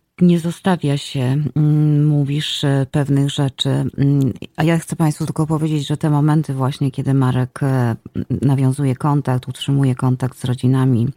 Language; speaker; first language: Polish; native; Polish